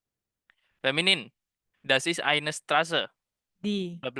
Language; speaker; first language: German; non-native, fluent; Indonesian